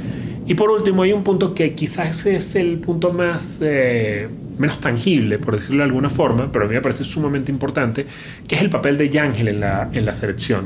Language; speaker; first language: Spanish; native; Spanish